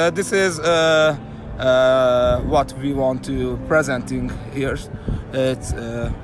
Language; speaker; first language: English; non-native, learner; Hungarian